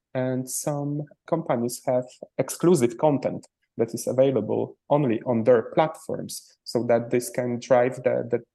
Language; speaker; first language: English; non-native, fluent; Polish